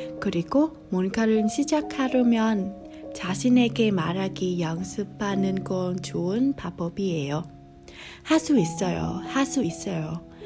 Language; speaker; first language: Korean; non-native, learner; Vietnamese